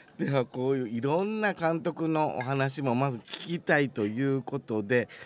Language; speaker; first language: Japanese; native; Japanese